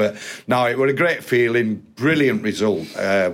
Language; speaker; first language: English; native; English